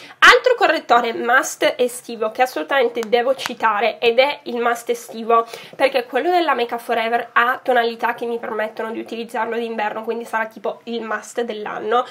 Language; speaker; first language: Italian; native; Italian